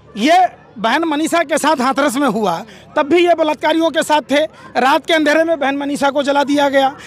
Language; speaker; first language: Hindi; native; Hindi